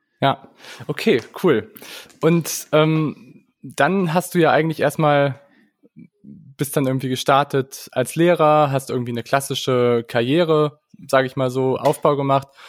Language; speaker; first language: German; native; German